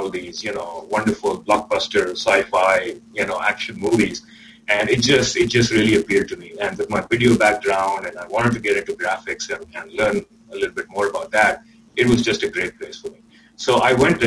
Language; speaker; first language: English; non-native, local second language; Urdu